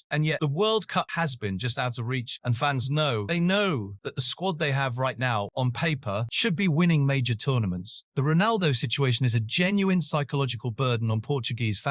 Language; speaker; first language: English; native; English